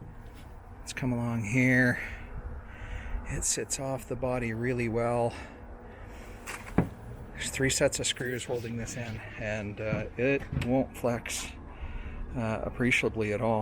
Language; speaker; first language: English; native; English